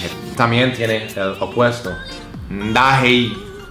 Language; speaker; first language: Spanish; non-native, fluent; English